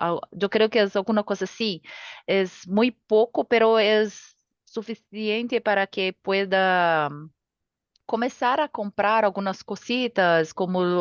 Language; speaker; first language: Spanish; non-native, learner; Portuguese